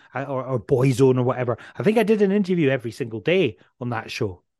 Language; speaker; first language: English; native; English